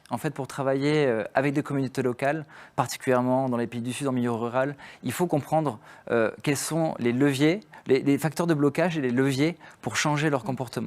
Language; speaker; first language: French; native; French